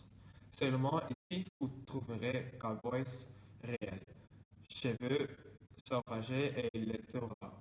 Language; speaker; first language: French; non-native, learner; Dutch